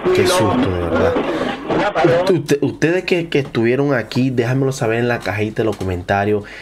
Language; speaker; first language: Spanish; native; Spanish